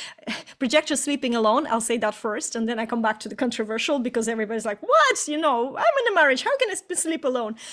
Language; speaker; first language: English; non-native, fluent; Estonian